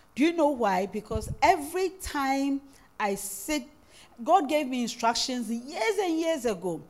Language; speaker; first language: English; non-native, local second language; Akan